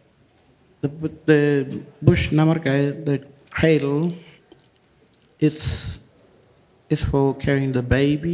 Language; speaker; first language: English; native; English